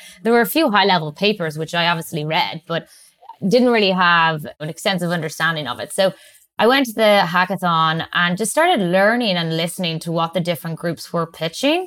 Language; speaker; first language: English; native; English